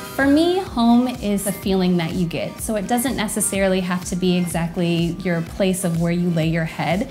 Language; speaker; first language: English; native; English